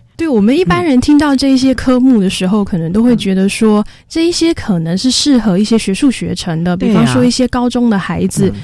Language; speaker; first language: Chinese; native; Chinese